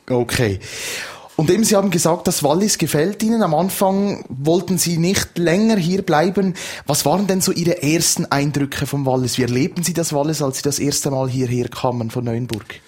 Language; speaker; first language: German; native; German